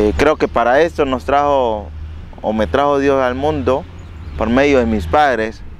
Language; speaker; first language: Spanish; native; Spanish